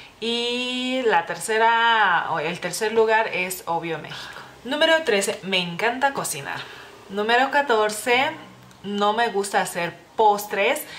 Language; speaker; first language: Spanish; non-native, fluent; Lithuanian